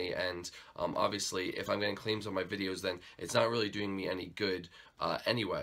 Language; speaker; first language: English; native; English